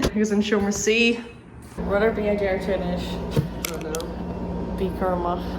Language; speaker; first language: Irish; non-native, learner; English